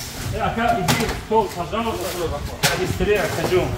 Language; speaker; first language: Russian; non-native, learner; Tajik